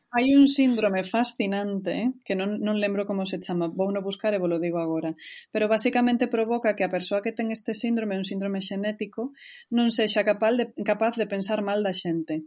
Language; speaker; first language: Galician; native; Galician